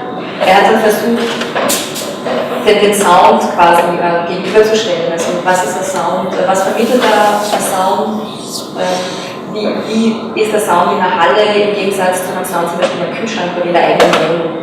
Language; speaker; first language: German; native; German